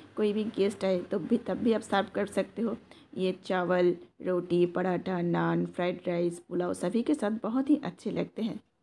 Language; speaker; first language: Hindi; non-native, local second language; Bangla